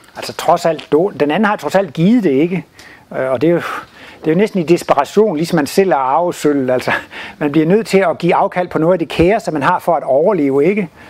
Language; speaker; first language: Danish; native; Danish